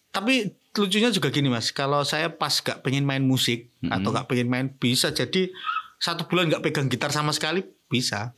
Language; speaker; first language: Indonesian; non-native, local second language; Javanese